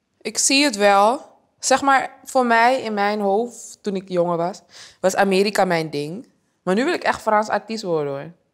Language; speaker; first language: Dutch; early bilingual, other home language; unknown